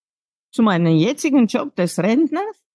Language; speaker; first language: German; non-native, fluent; Slovenian